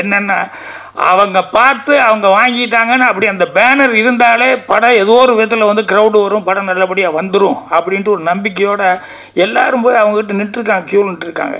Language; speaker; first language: Tamil; native; Tamil